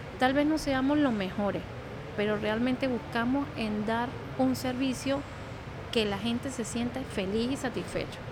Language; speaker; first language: Spanish; native; Spanish